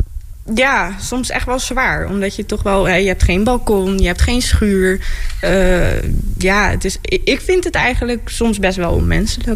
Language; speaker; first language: Dutch; native; Dutch